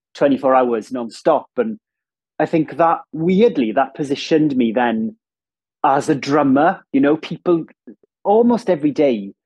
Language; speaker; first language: English; non-native, local second language; Welsh